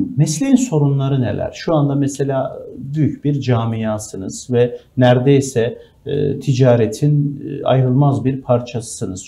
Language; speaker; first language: Turkish; native; Turkish